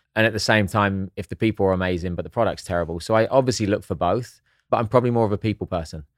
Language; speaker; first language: English; native; English